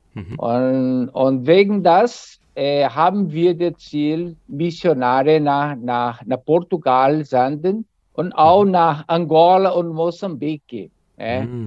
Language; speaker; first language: German; non-native, learner; Portuguese